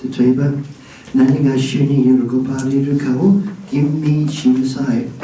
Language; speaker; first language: Japanese; non-native, fluent; English